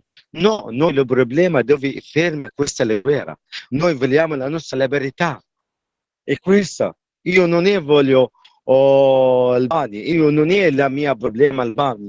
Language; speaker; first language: Italian; non-native, learner; Arabic